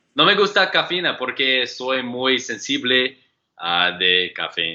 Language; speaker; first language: Spanish; non-native, learner; English